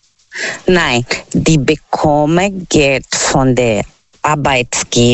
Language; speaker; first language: German; non-native, learner; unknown